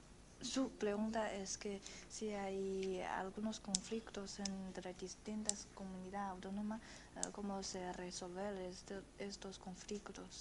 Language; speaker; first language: Spanish; non-native, fluent; Chinese